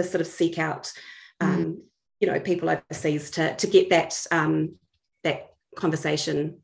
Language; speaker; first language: English; native; English